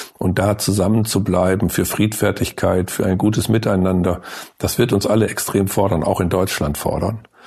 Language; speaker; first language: German; native; German